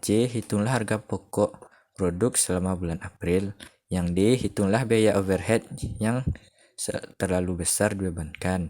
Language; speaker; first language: Indonesian; native; Indonesian